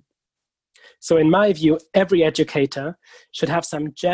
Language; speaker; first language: English; non-native, fluent; German